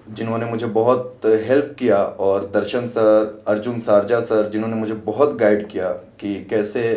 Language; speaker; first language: Hindi; native; Hindi